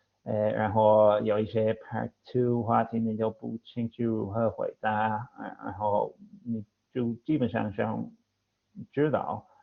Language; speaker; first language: Chinese; non-native, fluent; English